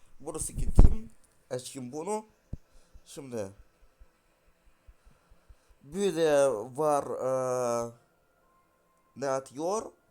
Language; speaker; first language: Turkish; non-native, learner; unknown